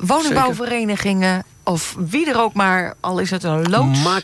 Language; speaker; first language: Dutch; native; Dutch